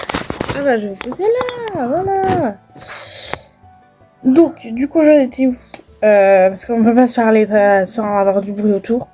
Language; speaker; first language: French; native; French